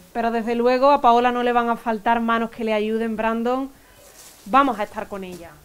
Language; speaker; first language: Spanish; native; Spanish